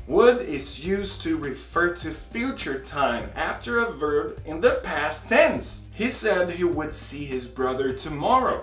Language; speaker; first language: English; non-native, fluent; Portuguese